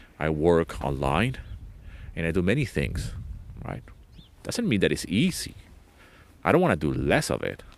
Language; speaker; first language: English; non-native, fluent; Spanish